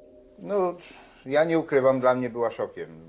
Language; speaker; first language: Polish; native; Polish